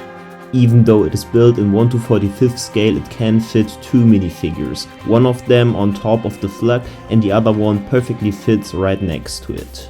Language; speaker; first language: English; non-native, fluent; German